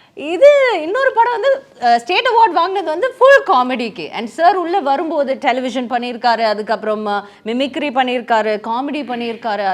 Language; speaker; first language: Tamil; native; Tamil